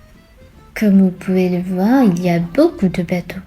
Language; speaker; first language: French; non-native, fluent; Sinhala